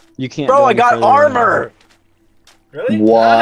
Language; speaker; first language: English; native; English